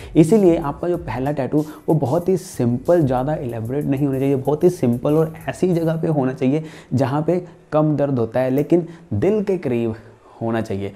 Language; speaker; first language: Hindi; non-native, local second language; Punjabi